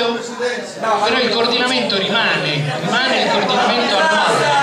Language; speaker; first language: Italian; native; Italian